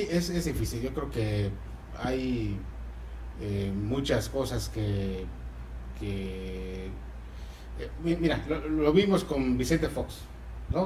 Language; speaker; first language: Spanish; native; Spanish